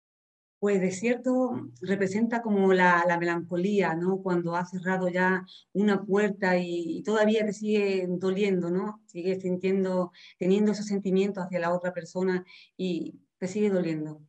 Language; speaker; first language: Spanish; native; Spanish